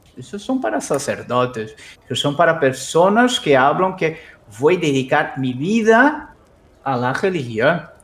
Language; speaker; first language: Spanish; non-native, fluent; Portuguese